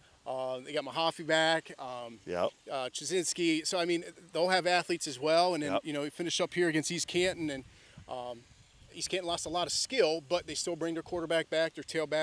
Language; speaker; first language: English; native; English